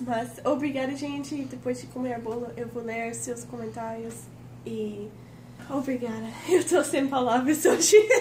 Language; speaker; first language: Portuguese; non-native, fluent; English